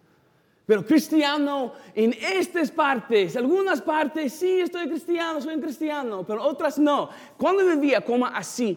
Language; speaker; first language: Spanish; non-native, fluent; English